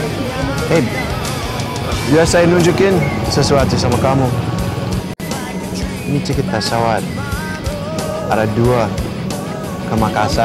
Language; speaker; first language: Indonesian; non-native, fluent; English